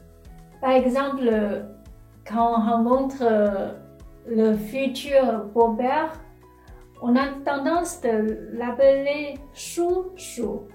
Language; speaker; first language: French; non-native, fluent; Chinese